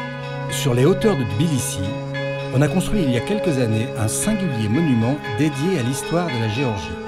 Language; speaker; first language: French; native; French